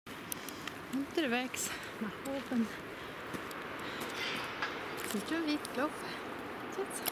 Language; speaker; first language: German; non-native, learner; Swedish